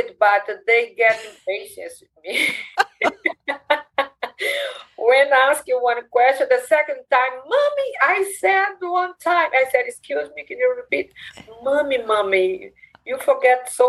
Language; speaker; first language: English; non-native, learner; Portuguese